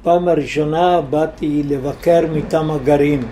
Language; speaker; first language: Hebrew; non-native, fluent; Italian